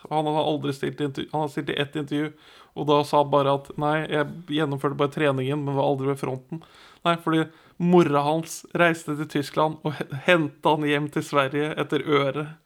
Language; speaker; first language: Norwegian; native; Norwegian